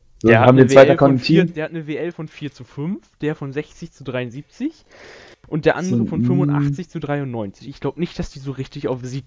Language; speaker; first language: German; native; German